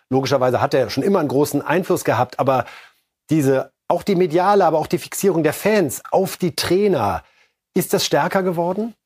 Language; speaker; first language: German; native; German